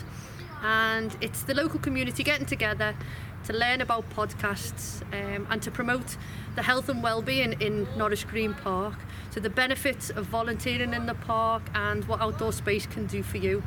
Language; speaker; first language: English; native; English